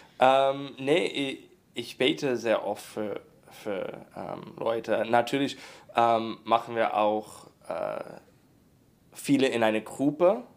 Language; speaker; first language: German; non-native, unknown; English